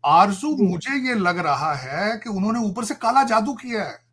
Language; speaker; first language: Urdu; native; Urdu